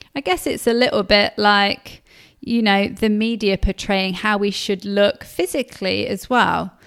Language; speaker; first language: English; native; English